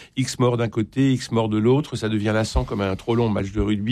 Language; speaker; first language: French; native; French